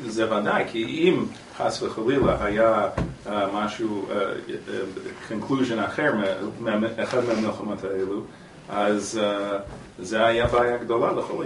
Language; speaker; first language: Hebrew; non-native, fluent; English